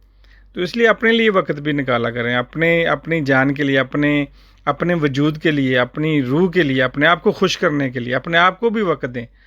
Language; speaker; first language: Urdu; native; Urdu